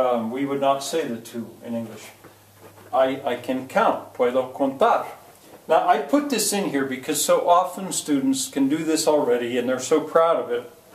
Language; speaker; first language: English; native; English